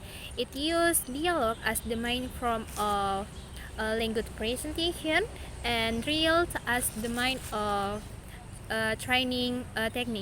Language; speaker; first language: English; non-native, learner; Indonesian